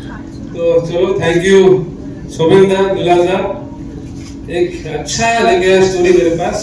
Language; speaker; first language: Hindi; non-native, local second language; Odia